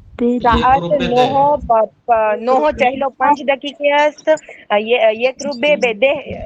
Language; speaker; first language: Persian; non-native, learner; Urdu